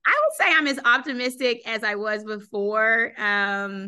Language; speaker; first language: English; native; English